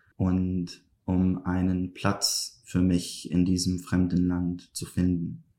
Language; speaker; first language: German; non-native, fluent; Arabic